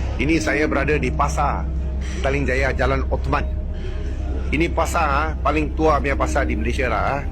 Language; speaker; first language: Malay; non-native, local second language; Chinese